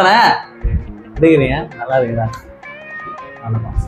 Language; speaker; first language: Tamil; native; Tamil